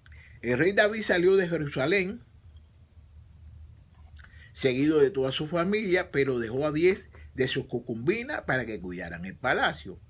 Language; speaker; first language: Spanish; native; Spanish